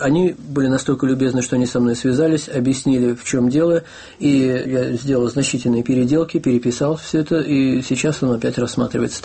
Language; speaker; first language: Russian; native; Russian